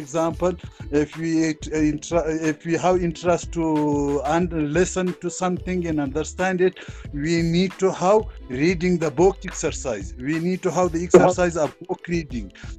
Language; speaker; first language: English; non-native, learner; Persian